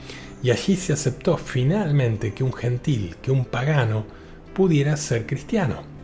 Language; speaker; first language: Spanish; native; Spanish